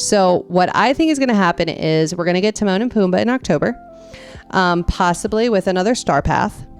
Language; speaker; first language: English; native; English